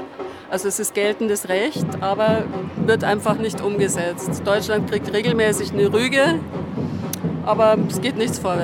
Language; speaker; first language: German; native; German